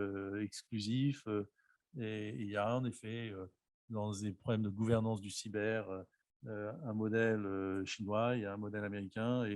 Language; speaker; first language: French; native; French